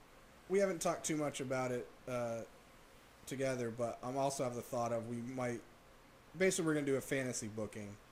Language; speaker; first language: English; native; English